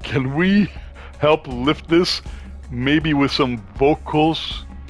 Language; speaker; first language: English; native; English